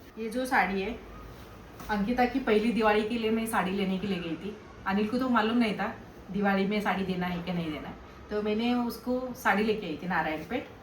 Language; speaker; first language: Hindi; non-native, local second language; Kannada